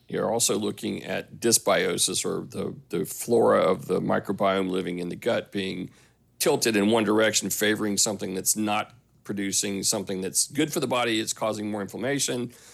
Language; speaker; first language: English; native; English